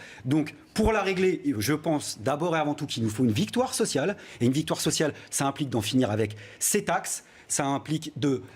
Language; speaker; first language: French; native; French